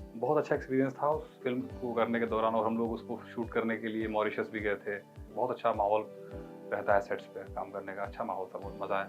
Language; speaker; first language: Hindi; non-native, local second language; Bhojpuri